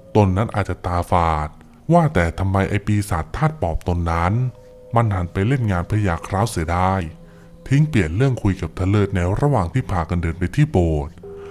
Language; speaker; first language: Thai; native; Thai